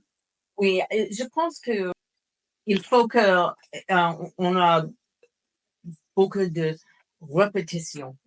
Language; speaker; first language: French; non-native, fluent; English